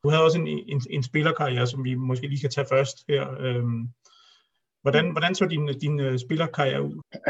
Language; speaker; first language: Danish; native; Danish